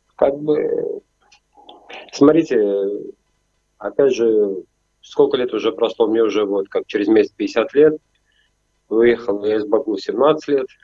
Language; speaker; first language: Russian; native; Russian